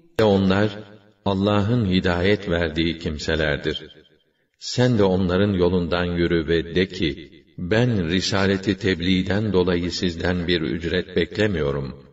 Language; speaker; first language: Turkish; native; Turkish